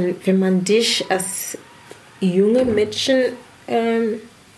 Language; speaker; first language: German; non-native, learner; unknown